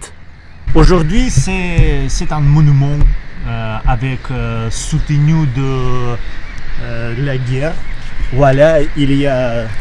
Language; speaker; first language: French; non-native, learner; Russian